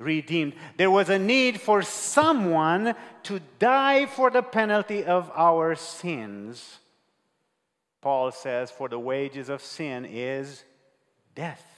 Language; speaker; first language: English; non-native, fluent; Romanian